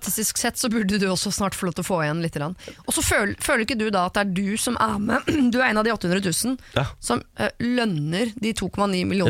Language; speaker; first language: Norwegian; native; Norwegian